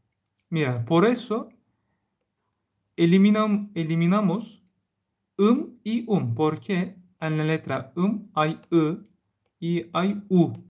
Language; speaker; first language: Spanish; non-native, learner; Turkish